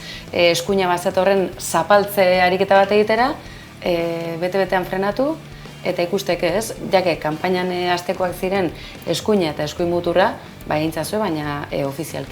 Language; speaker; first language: Basque; native; Basque